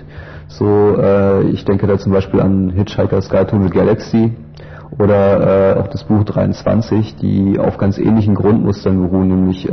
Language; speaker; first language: German; native; German